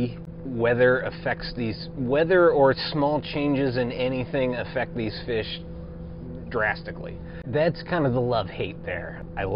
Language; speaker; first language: English; native; English